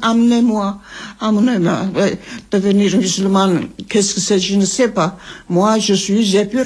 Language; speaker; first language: French; early bilingual, other home language; Armenian